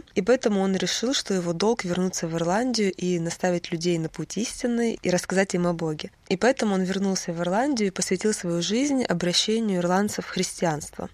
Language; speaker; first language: Russian; native; Russian